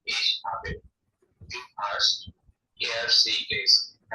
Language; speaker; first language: German; non-native, learner; Bangla